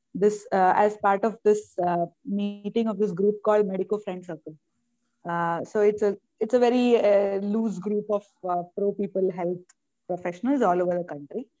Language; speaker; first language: English; non-native, local second language; Malayalam